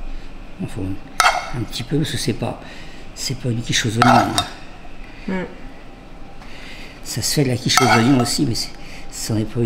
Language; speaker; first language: French; native; French